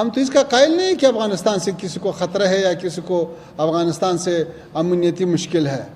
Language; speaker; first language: Hindi; non-native, fluent; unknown